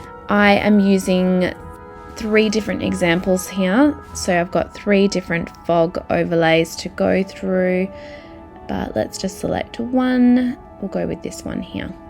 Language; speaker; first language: English; native; English